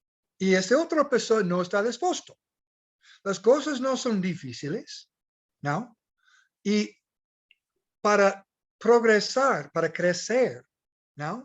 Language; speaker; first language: Portuguese; non-native, learner; English